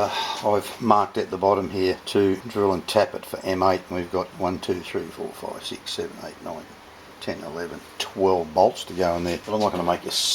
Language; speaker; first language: English; native; English